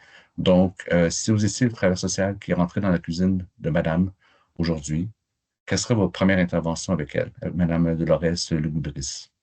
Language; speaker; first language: French; native; French